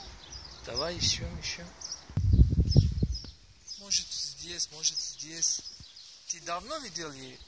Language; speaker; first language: Russian; non-native, learner; Turkish